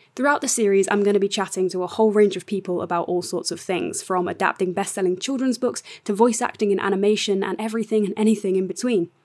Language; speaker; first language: English; native; English